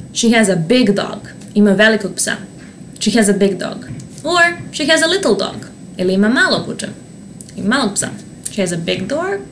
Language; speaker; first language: English; non-native, fluent; Serbian